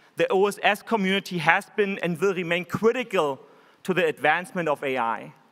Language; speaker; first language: English; non-native, fluent; German